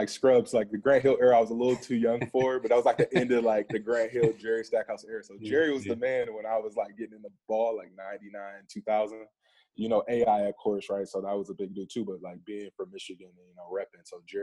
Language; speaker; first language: English; native; English